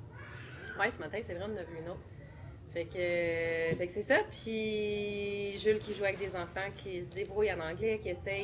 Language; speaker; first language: French; native; French